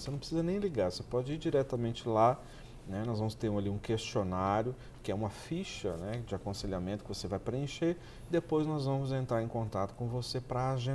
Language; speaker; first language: Portuguese; native; Portuguese